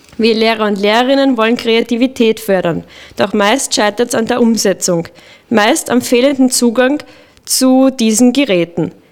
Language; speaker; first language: German; native; German